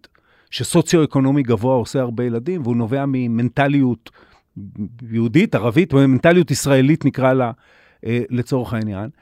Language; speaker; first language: Hebrew; native; Hebrew